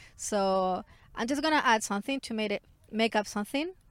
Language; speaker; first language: English; non-native, fluent; Spanish